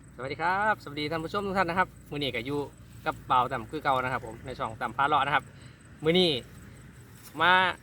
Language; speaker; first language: Thai; native; Thai